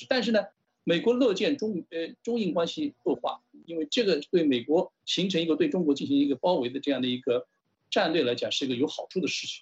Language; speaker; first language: Chinese; native; Chinese